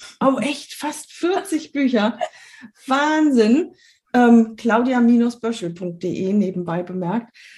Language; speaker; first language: German; native; German